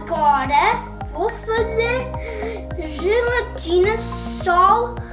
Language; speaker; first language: Portuguese; early bilingual, other home language; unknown